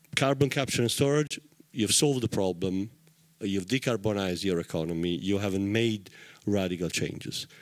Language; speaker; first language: English; non-native, fluent; Italian